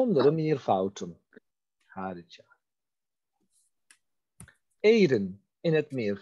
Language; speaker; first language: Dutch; non-native, fluent; Turkish